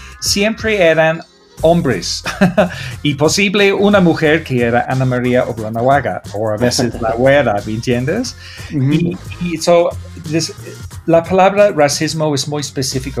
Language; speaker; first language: Spanish; non-native, learner; English